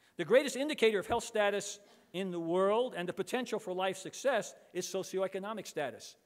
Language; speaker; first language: English; early bilingual, other home language; Spanish